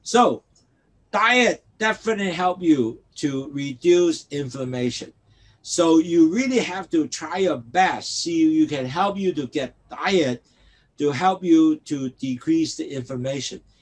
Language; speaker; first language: English; non-native, local second language; Cantonese